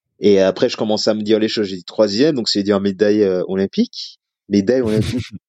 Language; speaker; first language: French; native; French